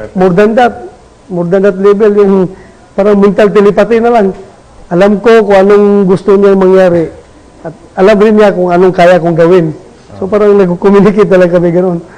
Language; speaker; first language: Filipino; native; Filipino